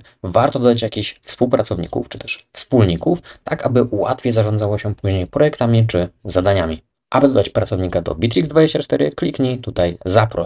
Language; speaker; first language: Polish; native; Polish